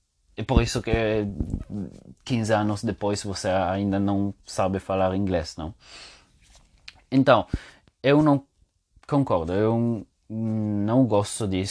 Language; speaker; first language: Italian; non-native, learner; Portuguese